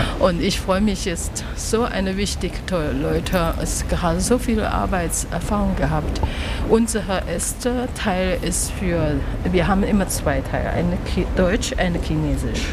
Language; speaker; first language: German; non-native, learner; Chinese